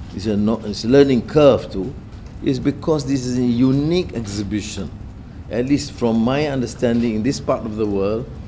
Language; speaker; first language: English; non-native, local second language; Malay